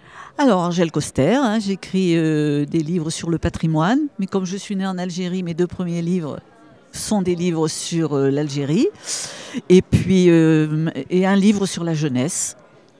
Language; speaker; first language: French; native; French